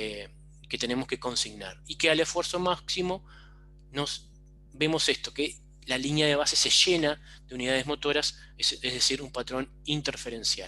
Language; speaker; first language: Spanish; native; Spanish